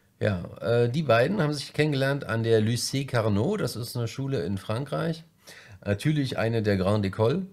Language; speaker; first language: German; native; German